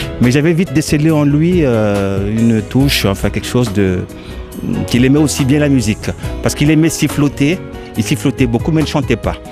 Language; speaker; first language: French; non-native, local second language; Lingala